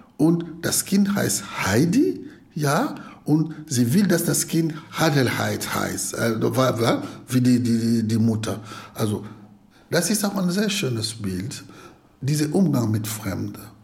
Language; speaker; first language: German; non-native, fluent; Lingala